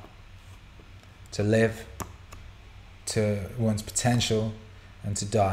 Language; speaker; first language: English; native; English